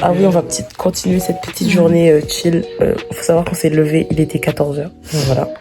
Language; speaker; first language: French; native; French